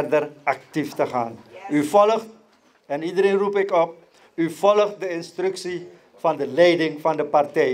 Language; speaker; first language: Dutch; native; Dutch